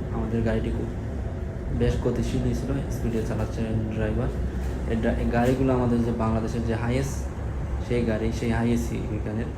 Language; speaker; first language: Bangla; non-native, local second language; Sylheti